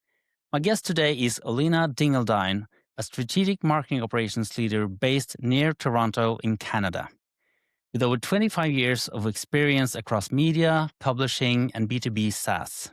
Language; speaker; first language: English; non-native, fluent; Norwegian